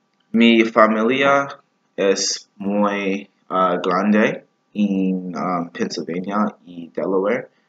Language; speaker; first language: Spanish; non-native, learner; English